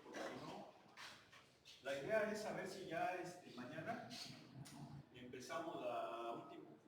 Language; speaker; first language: Spanish; native; Spanish